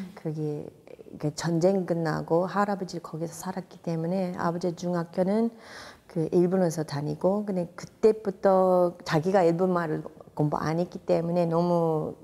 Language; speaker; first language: Korean; non-native, fluent; English